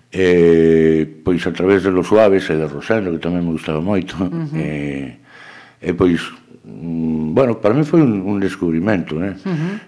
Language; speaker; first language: Galician; early bilingual, other home language; Spanish